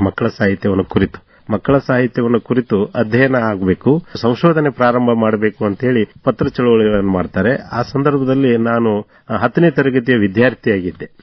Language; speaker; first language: Kannada; native; Kannada